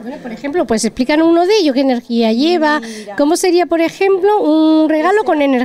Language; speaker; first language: Spanish; native; Spanish